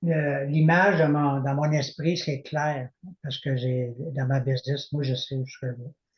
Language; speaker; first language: French; native; French